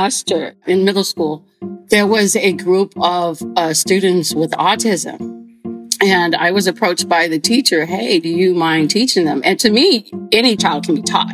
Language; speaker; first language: English; native; English